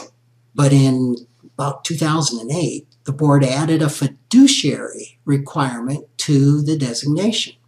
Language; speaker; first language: English; native; English